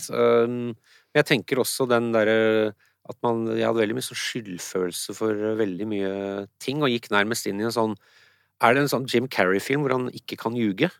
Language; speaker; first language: Norwegian; early bilingual, other home language; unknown